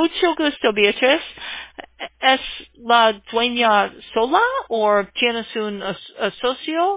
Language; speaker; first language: Spanish; non-native, learner; English